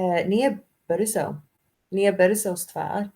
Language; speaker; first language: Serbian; non-native, learner; English